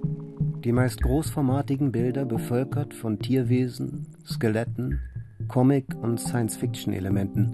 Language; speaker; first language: German; native; German